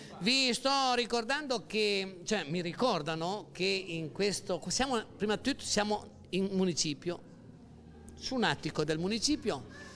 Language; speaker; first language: Italian; native; Italian